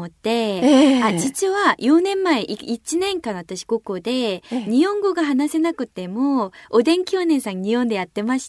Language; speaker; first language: Japanese; non-native, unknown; Korean